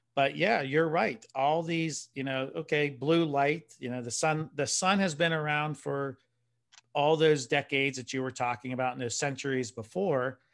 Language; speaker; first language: English; native; English